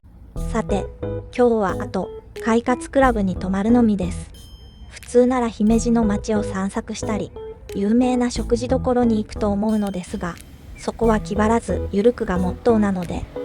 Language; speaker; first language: Japanese; native; Japanese